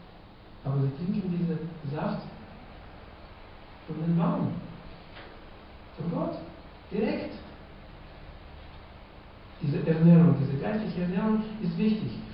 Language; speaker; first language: German; non-native, fluent; Russian